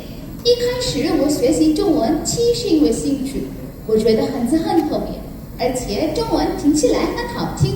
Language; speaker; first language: Chinese; non-native, learner; Hindi